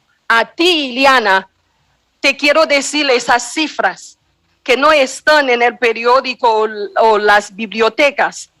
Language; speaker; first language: Spanish; non-native, fluent; Haitian Creole